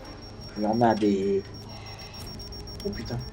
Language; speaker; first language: French; native; French